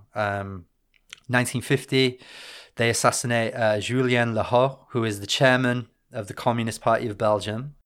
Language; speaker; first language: English; native; English